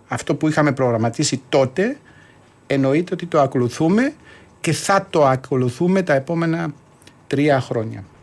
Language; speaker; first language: Greek; early bilingual, heritage; Greek